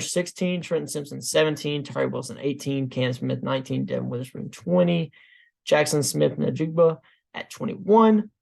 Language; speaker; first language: English; native; English